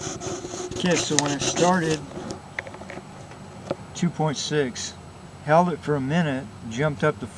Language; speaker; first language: English; native; English